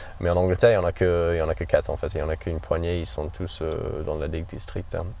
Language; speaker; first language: French; non-native, fluent; English